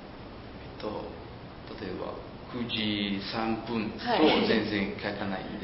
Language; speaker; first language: Japanese; non-native, fluent; Uzbek